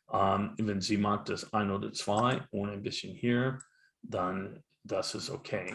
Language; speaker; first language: German; non-native, learner; English